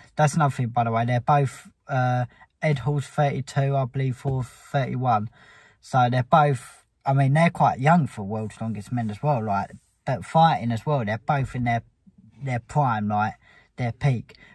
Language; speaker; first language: English; native; English